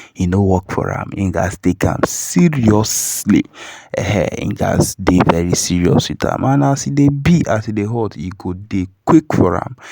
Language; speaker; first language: Nigerian Pidgin; non-native, local second language; Igbo